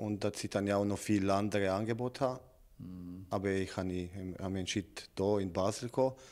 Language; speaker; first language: German; non-native, learner; Serbian